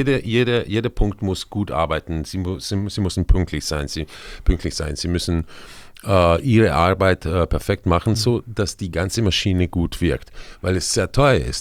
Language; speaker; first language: German; non-native, fluent; Croatian